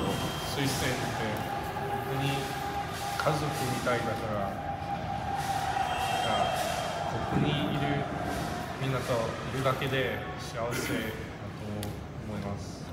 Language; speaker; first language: Japanese; non-native, learner; English